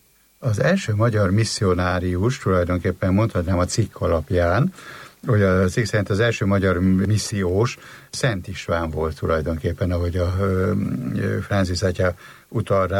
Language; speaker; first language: Hungarian; native; Hungarian